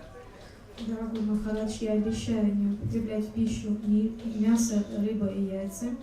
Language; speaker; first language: Russian; native; Russian